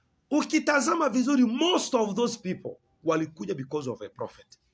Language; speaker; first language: English; non-native, fluent; Swahili